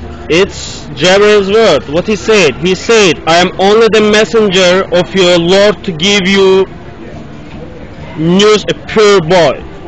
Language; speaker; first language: English; non-native, learner; Turkish